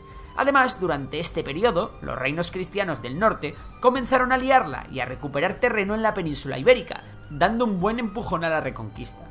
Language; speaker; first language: Spanish; native; Spanish